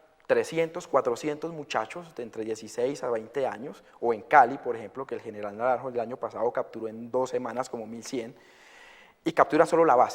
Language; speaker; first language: Spanish; native; Spanish